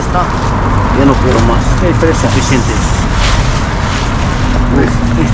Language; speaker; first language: Spanish; non-native, learner; Filipino